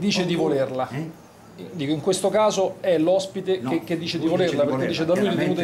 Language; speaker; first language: Italian; native; Italian